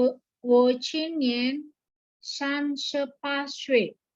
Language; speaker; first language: Chinese; non-native, learner; Indonesian